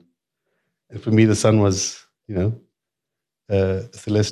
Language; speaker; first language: English; native; English